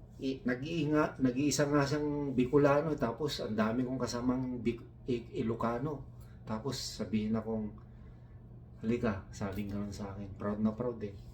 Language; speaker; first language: Filipino; non-native, local second language; Iloko